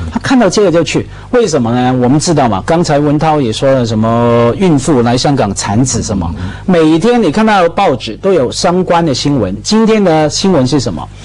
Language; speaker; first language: Chinese; non-native, local second language; Cantonese